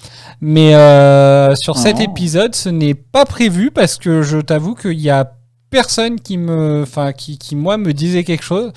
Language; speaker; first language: French; native; French